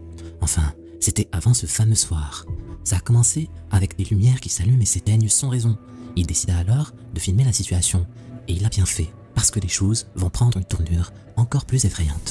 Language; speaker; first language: French; native; French